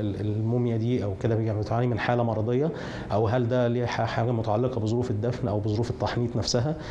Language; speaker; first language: Arabic; native; Arabic